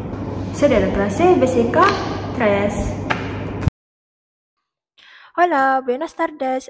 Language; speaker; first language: Spanish; non-native, learner; Malay